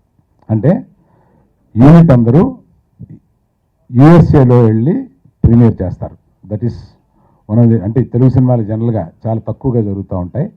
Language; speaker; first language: Telugu; native; Telugu